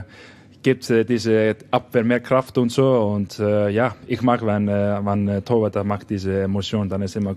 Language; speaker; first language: German; non-native, learner; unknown